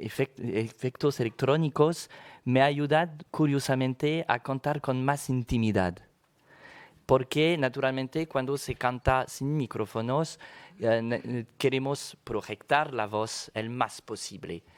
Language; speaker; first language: Spanish; non-native, fluent; French